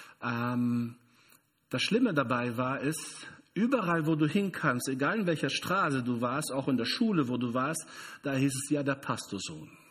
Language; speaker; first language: German; non-native, fluent; Portuguese